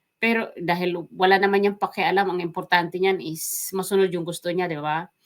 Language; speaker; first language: Filipino; non-native, local second language; Waray